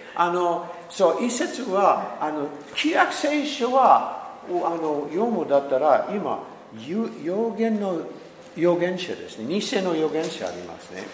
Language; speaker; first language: Japanese; non-native, learner; English